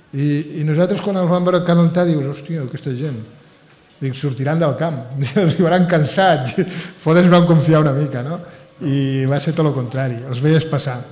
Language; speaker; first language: Catalan; non-native, local second language; Spanish